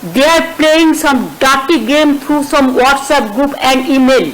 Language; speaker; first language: English; non-native, local second language; Bangla